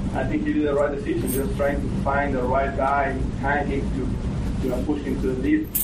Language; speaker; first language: English; non-native, fluent; Spanish